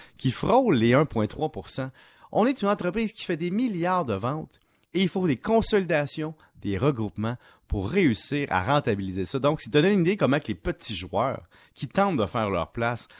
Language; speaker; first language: French; native; French